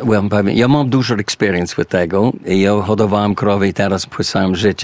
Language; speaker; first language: Polish; early bilingual, heritage; English